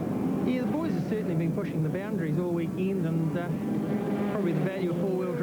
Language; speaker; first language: English; native; English